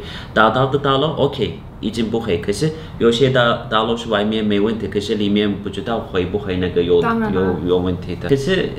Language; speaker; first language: Chinese; non-native, fluent; Turkish